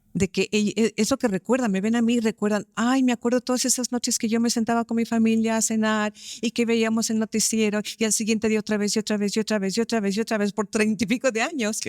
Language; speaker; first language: Spanish; early bilingual, heritage; Spanish